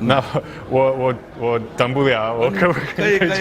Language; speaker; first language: Chinese; non-native, fluent; English